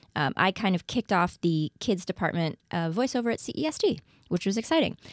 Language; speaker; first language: English; native; English